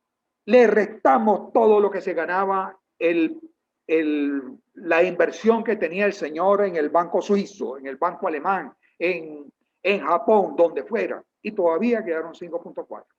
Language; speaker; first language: Spanish; native; Spanish